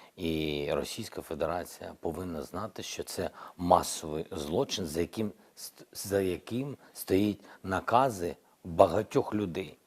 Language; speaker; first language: Ukrainian; non-native, local second language; Russian